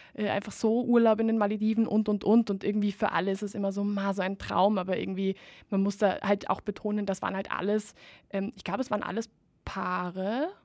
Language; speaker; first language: German; non-native, fluent; Spanish